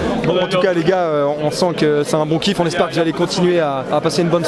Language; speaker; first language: French; native; French